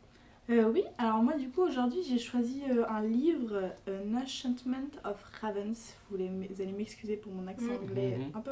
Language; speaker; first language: French; native; French